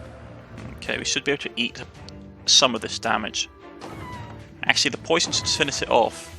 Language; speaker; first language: English; native; English